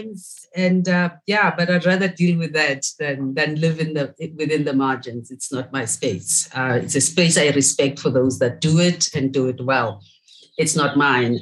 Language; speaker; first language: English; non-native, local second language; Zulu